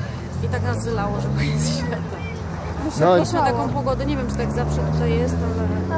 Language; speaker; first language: Polish; native; Polish